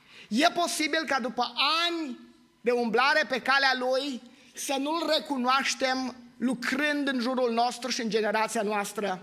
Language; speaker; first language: Romanian; native; Romanian